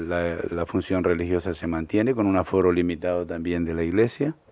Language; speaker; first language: Spanish; native; Spanish